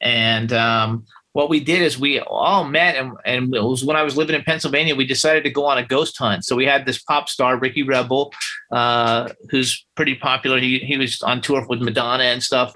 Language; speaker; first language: English; native; English